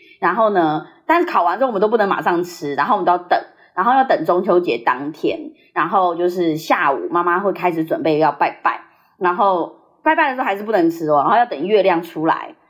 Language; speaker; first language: Chinese; early bilingual, heritage; Chinese